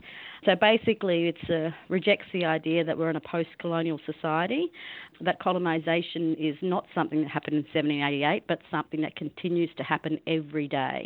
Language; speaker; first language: English; native; English